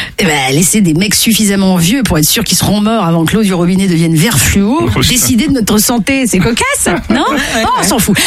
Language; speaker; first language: French; native; French